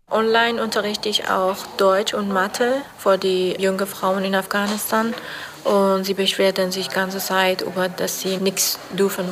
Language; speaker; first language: German; non-native, fluent; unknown